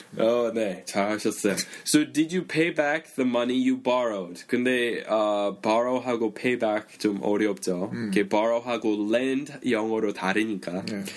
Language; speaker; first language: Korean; non-native, fluent; English